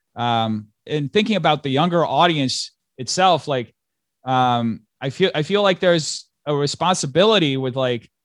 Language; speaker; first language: English; early bilingual, other home language; Portuguese